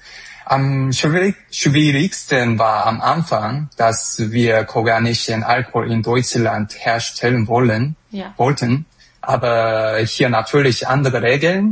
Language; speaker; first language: German; non-native, fluent; Korean